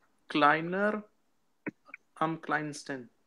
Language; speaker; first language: German; non-native, learner; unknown